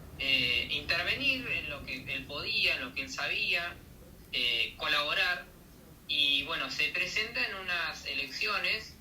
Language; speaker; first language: Spanish; native; Spanish